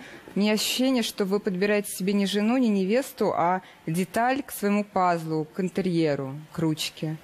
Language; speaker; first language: Russian; native; Russian